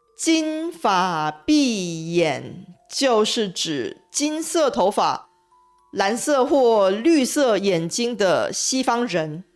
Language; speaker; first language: Chinese; native; Chinese